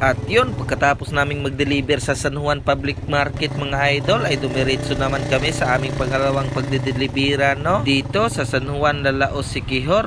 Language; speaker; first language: Filipino; native; Filipino